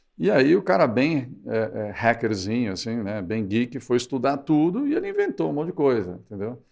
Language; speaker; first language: Portuguese; early bilingual, other home language; Spanish